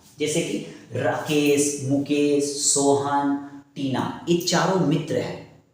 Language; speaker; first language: Hindi; native; Hindi